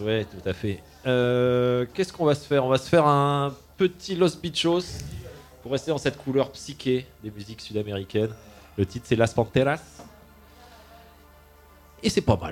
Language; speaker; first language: French; native; French